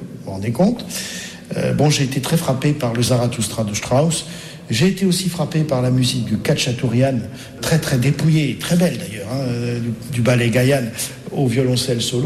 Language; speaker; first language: French; native; French